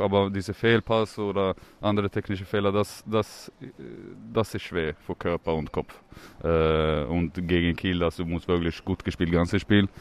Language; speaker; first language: German; non-native, learner; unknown